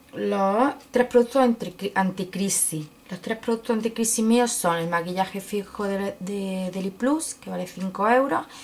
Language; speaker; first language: Spanish; native; Spanish